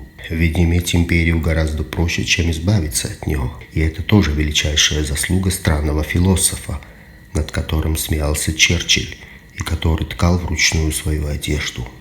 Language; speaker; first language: Russian; native; Russian